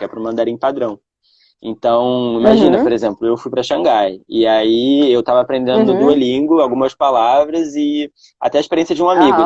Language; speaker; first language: Portuguese; native; Portuguese